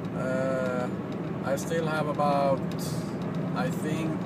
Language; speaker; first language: English; non-native, fluent; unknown